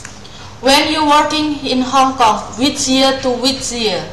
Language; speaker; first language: English; non-native, learner; Indonesian